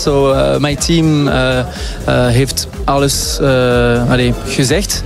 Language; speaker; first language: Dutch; non-native, local second language; French